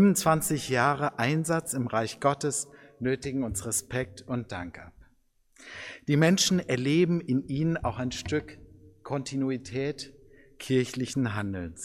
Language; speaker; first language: German; native; German